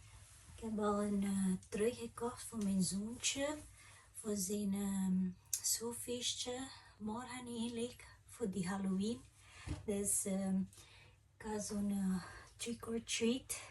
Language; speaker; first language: Dutch; non-native, fluent; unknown